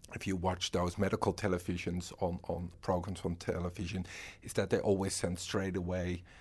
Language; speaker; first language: English; non-native, fluent; Dutch